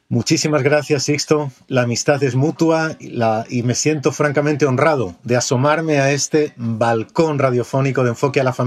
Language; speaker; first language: Spanish; native; Spanish